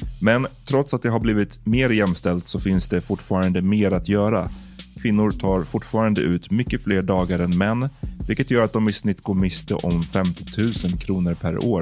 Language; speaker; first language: Swedish; native; Swedish